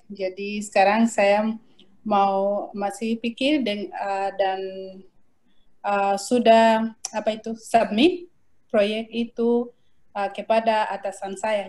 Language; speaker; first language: Indonesian; non-native, learner; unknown